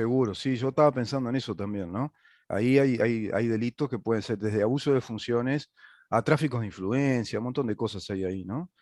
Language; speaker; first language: Spanish; native; Spanish